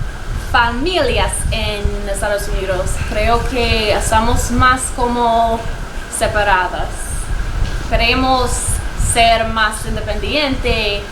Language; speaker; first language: Spanish; non-native, learner; English